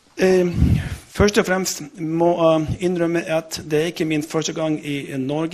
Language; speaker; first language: Norwegian; non-native, fluent; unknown